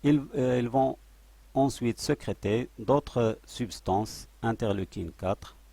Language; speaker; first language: French; non-native, local second language; Arabic